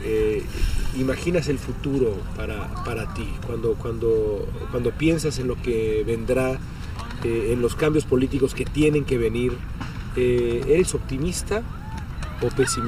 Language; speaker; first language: Spanish; native; Spanish